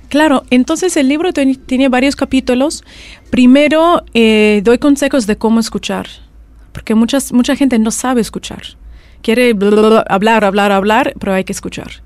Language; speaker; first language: Spanish; non-native, fluent; Russian